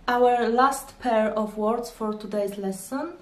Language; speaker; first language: English; non-native, fluent; Polish